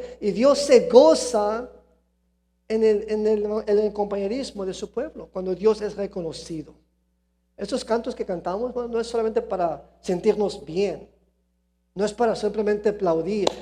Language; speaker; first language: Spanish; early bilingual, heritage; Spanish